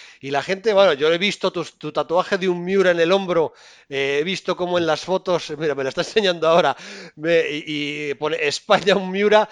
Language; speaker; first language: Spanish; native; Spanish